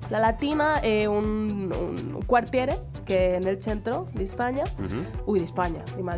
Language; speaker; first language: Italian; non-native, fluent; Spanish